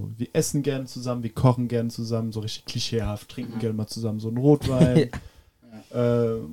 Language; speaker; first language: German; non-native, fluent; French